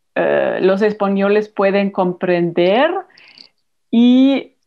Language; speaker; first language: Spanish; non-native, fluent; German